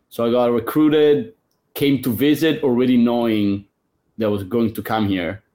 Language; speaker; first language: English; non-native, fluent; Italian